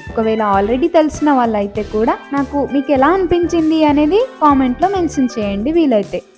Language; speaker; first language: Telugu; non-native, local second language; Lambadi